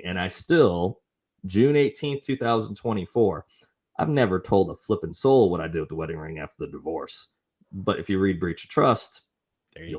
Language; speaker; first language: English; native; English